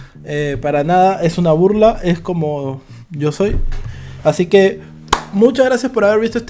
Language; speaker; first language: Spanish; native; Spanish